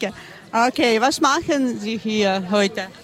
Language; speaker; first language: German; non-native, learner; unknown